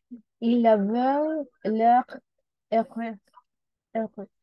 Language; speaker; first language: French; non-native, learner; Spanish